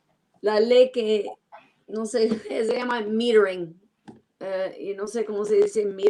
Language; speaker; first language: Spanish; non-native, learner; English